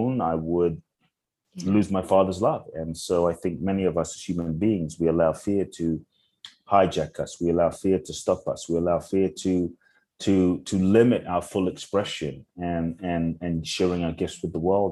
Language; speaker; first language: English; native; English